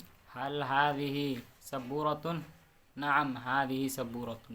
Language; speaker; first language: Arabic; non-native, learner; Urdu